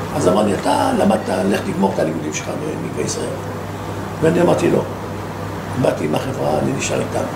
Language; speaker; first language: Hebrew; non-native, fluent; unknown